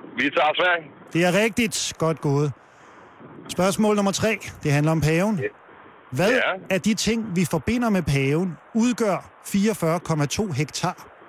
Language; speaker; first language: Danish; native; Danish